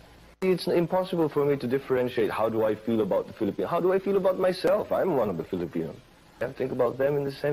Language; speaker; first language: English; non-native, fluent; Filipino